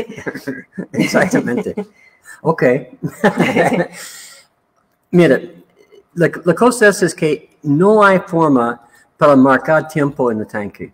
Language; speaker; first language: Spanish; non-native, learner; English